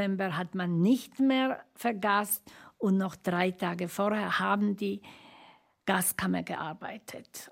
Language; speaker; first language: German; non-native, fluent; Slovak